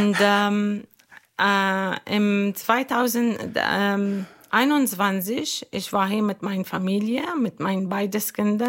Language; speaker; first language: German; non-native, learner; Arabic